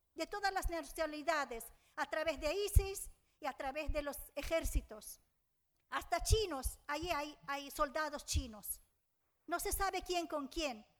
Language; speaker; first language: Spanish; non-native, fluent; Arabic